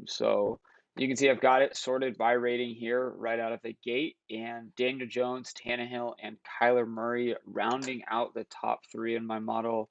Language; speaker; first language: English; native; English